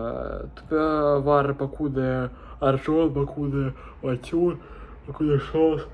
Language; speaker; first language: French; non-native, learner; Russian